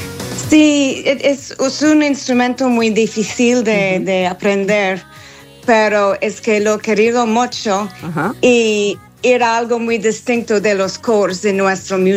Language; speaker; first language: Spanish; non-native, learner; English